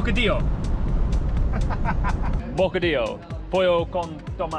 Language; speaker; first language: Spanish; non-native, learner; English